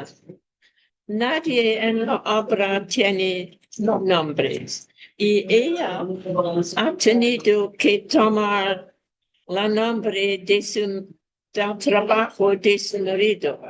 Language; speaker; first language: Spanish; non-native, fluent; English